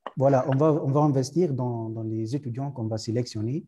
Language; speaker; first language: French; non-native, local second language; Arabic